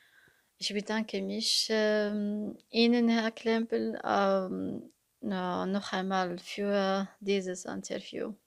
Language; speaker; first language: German; non-native, learner; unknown